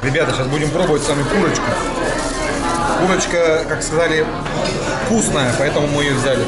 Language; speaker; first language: Russian; native; Russian